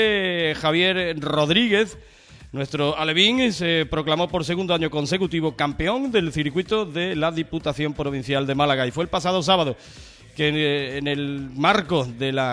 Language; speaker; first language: Spanish; native; Spanish